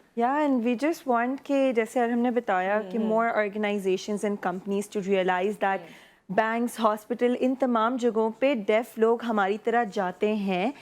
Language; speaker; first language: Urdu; non-native, local second language; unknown